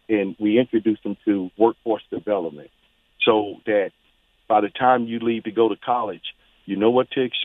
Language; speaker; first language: English; native; English